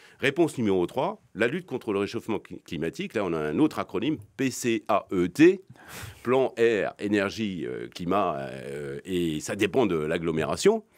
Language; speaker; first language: French; native; French